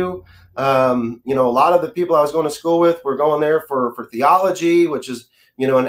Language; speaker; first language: English; native; English